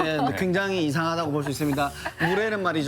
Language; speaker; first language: Korean; native; Korean